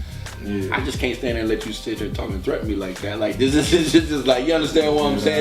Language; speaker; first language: English; native; English